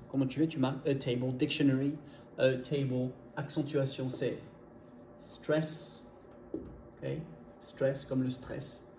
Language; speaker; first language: French; native; French